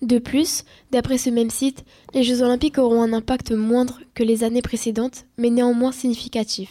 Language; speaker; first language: French; native; French